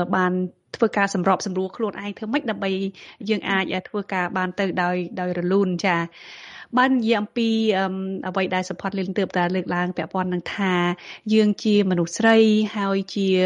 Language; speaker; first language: Khmer; native; Khmer